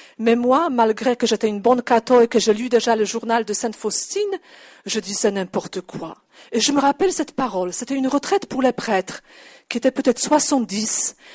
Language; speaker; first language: French; non-native, fluent; Polish